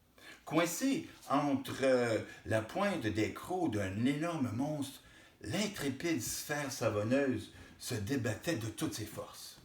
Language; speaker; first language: French; native; French